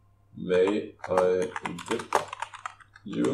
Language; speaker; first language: English; non-native, learner; German